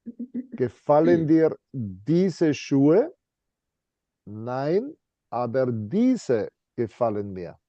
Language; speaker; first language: German; non-native, fluent; English